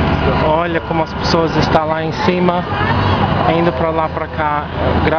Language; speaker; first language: Portuguese; non-native, fluent; English